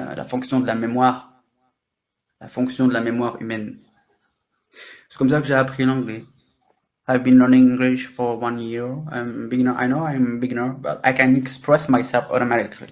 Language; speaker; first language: French; native; French